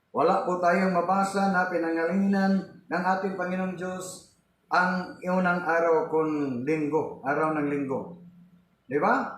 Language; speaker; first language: Filipino; non-native, local second language; Cebuano